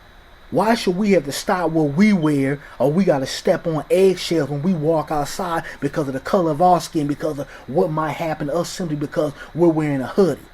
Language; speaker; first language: English; native; English